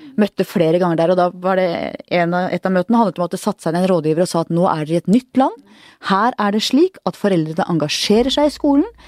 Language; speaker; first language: Norwegian; native; Norwegian